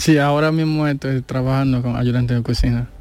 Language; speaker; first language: Spanish; non-native, learner; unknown